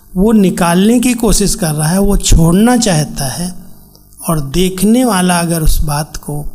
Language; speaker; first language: Hindi; native; Hindi